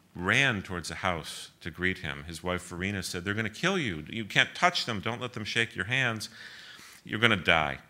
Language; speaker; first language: English; native; English